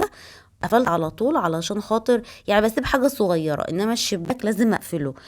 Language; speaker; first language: Arabic; native; Arabic